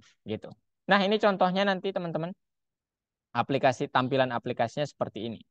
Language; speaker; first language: Indonesian; native; Indonesian